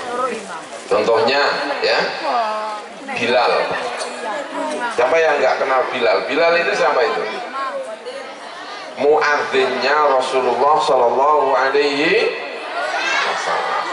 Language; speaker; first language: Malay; non-native, local second language; Javanese